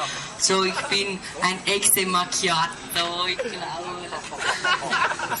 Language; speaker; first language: German; non-native, learner; Spanish